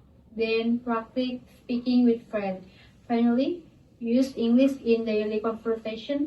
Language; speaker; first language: English; non-native, learner; Indonesian